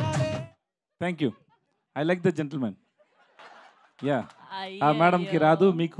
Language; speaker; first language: Telugu; non-native, learner; Tamil